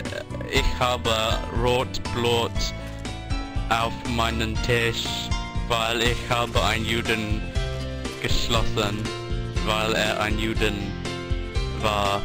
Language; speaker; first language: German; non-native, learner; English